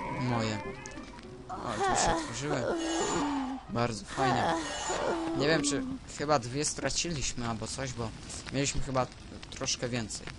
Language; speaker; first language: Polish; native; Polish